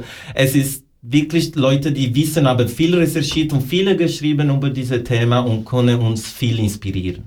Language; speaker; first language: German; non-native, learner; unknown